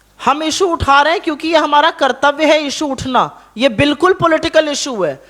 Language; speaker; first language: Hindi; native; Hindi